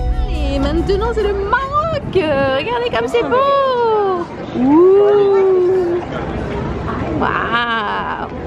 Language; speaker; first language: French; native; French